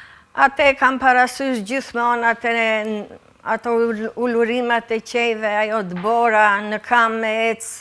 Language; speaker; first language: Albanian; early bilingual, other home language; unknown